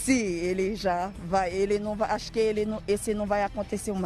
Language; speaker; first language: Portuguese; non-native, learner; Haitian Creole